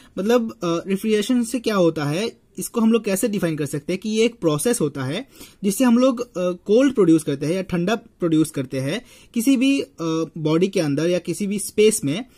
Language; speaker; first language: Hindi; native; Hindi